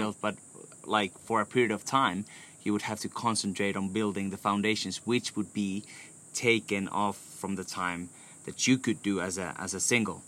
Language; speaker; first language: English; non-native, fluent; Finnish